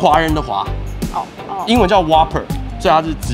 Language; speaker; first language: Chinese; native; Chinese